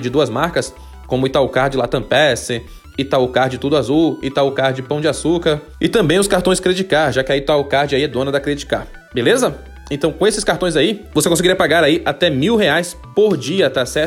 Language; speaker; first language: Portuguese; native; Portuguese